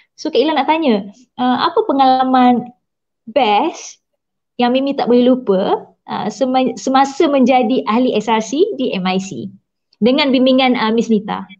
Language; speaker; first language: Malay; native; Malay